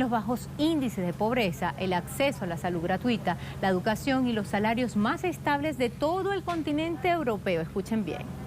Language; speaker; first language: Spanish; native; Spanish